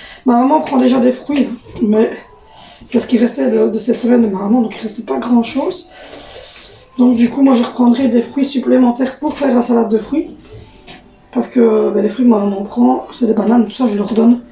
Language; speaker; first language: French; native; French